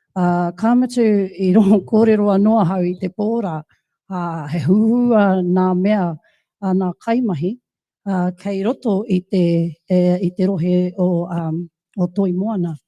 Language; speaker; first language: Māori; native; Māori